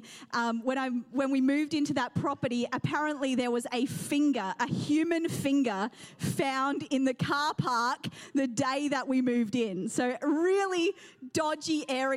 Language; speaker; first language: English; native; English